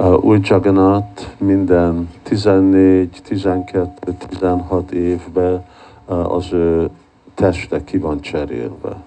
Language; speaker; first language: Hungarian; early bilingual, heritage; Hungarian